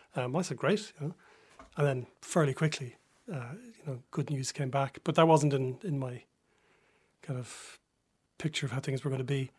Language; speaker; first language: English; native; English